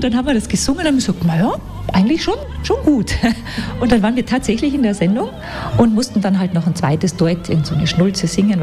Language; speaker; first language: German; native; German